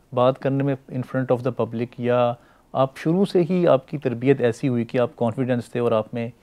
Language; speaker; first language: Urdu; native; Urdu